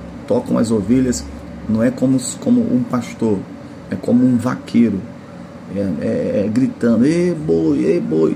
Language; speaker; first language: Portuguese; native; Portuguese